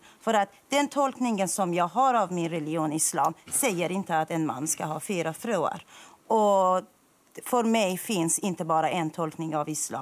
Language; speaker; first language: Swedish; non-native, fluent; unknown